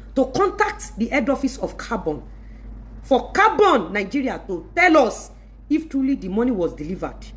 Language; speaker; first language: English; non-native, local second language; Yoruba